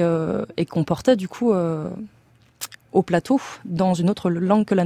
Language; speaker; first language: French; native; French